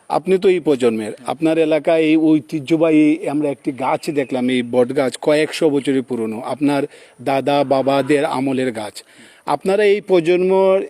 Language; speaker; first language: Bangla; native; Bangla